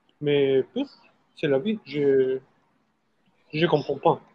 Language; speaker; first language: French; non-native, learner; Spanish